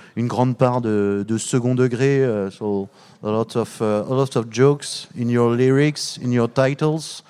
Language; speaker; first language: French; native; French